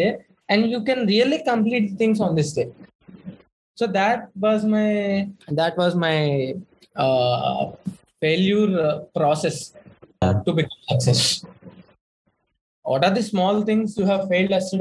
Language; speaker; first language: English; non-native, local second language; Telugu